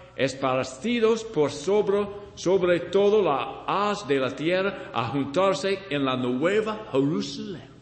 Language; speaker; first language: Spanish; non-native, learner; English